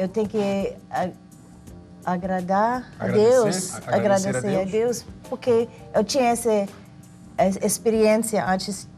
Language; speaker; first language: Portuguese; non-native, learner; English